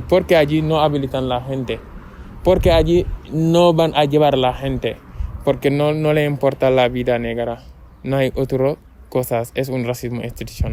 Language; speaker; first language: Spanish; non-native, fluent; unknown